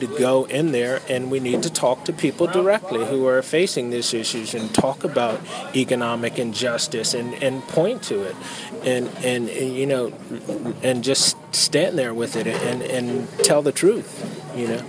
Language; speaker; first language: English; native; English